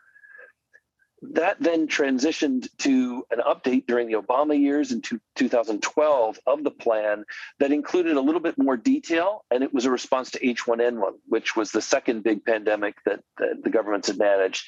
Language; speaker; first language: English; native; English